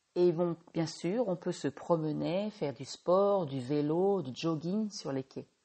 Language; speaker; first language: French; native; French